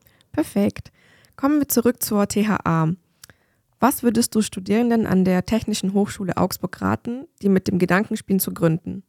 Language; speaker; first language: German; native; German